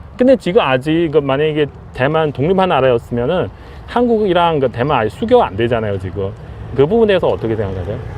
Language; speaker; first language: Korean; non-native, fluent; Chinese